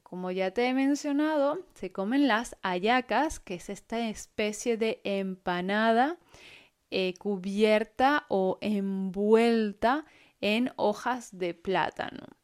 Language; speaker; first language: Spanish; native; Spanish